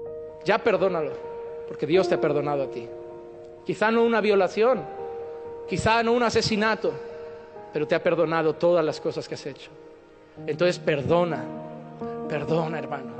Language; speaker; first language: Spanish; native; Spanish